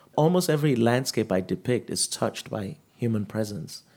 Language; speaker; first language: English; non-native, local second language; Yoruba